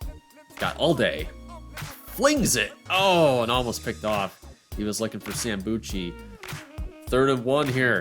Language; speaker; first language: English; native; English